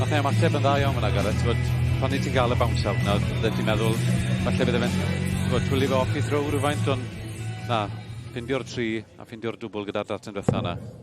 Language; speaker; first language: Welsh; native; Welsh